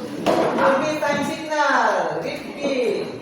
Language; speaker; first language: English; non-native, learner; Indonesian